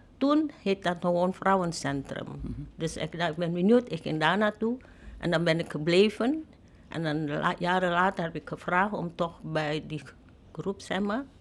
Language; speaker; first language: Dutch; non-native, fluent; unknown